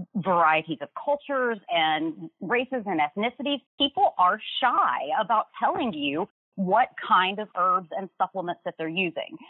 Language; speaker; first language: English; native; English